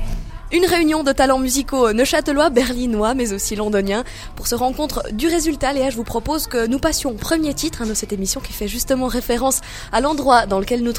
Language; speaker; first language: French; native; French